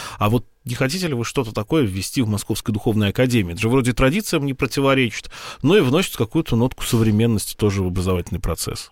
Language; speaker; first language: Russian; native; Russian